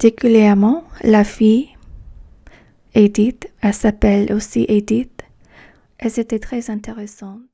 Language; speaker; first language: French; non-native, fluent; English